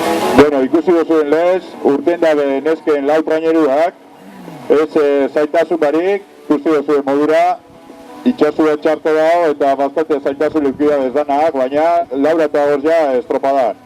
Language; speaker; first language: Basque; native; Basque